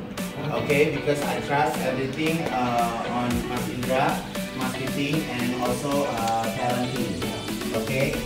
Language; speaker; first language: English; non-native, learner; Indonesian